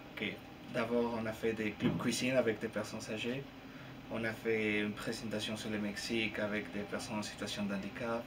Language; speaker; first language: French; non-native, fluent; Spanish